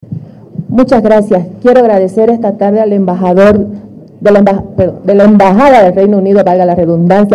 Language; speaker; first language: Spanish; native; Spanish